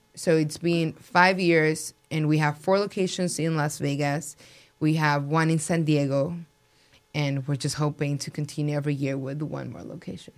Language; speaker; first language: English; non-native, fluent; Spanish